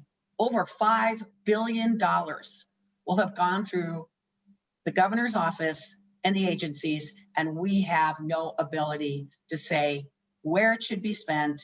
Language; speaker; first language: English; native; English